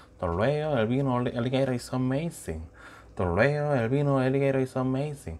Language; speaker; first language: English; non-native, learner; Korean